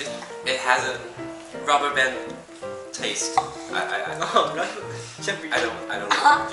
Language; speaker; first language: English; non-native, fluent; Chinese